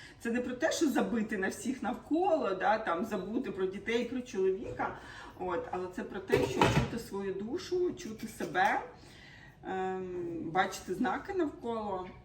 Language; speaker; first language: Ukrainian; non-native, local second language; Russian